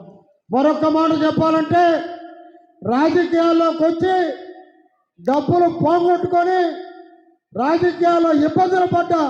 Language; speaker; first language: Telugu; native; Telugu